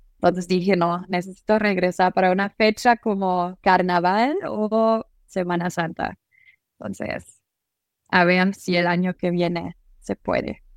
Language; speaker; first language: Spanish; non-native, fluent; German